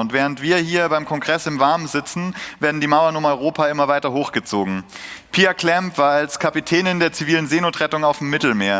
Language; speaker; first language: German; native; German